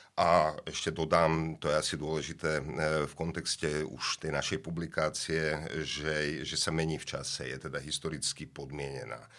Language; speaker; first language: Slovak; native; Slovak